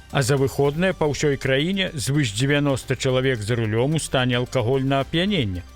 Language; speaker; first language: Belarusian; native; Belarusian